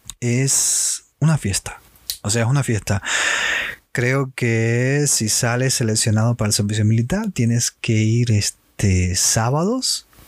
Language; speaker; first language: Spanish; native; Spanish